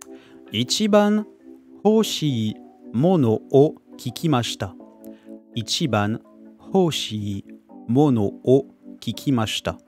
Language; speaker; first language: Japanese; non-native, learner; French